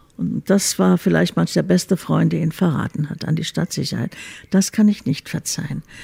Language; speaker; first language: German; native; German